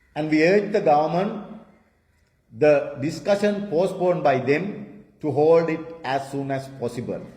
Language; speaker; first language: English; non-native, local second language; Sinhala